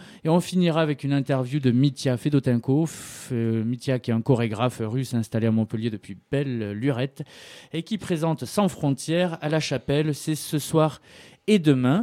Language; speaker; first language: French; native; French